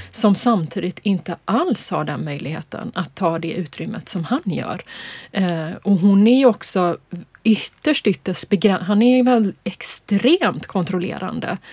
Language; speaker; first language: Swedish; native; Swedish